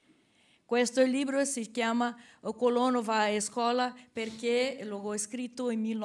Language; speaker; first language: Italian; non-native, learner; Portuguese